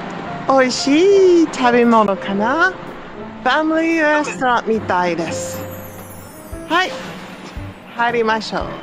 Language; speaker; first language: Japanese; non-native, learner; English